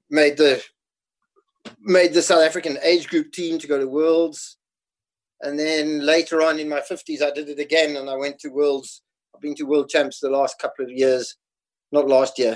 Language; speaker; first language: English; native; English